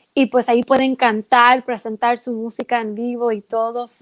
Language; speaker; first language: Spanish; early bilingual, heritage; Spanish